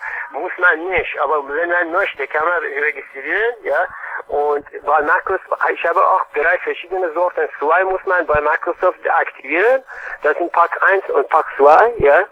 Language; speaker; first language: German; non-native, learner; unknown